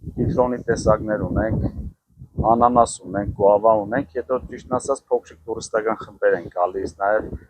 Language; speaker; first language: Armenian; native; Armenian